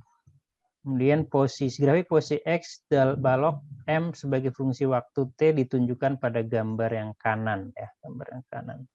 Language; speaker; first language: Indonesian; native; Indonesian